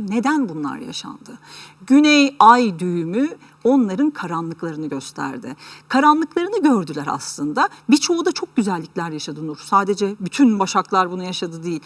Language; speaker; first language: Turkish; native; Turkish